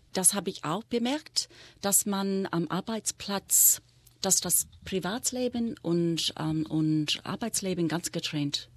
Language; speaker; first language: German; non-native, fluent; English